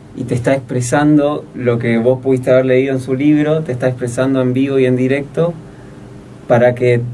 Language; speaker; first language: Spanish; native; Spanish